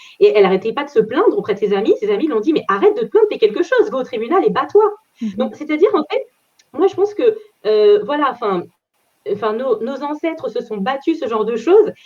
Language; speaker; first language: French; native; French